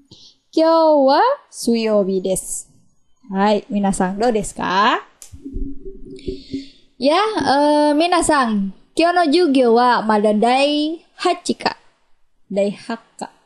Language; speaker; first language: Japanese; non-native, fluent; Indonesian